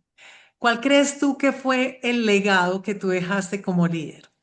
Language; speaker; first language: Spanish; native; Spanish